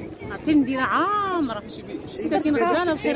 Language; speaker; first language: Arabic; native; Arabic